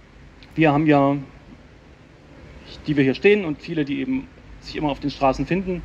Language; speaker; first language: German; native; German